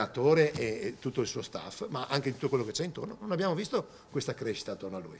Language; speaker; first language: Italian; native; Italian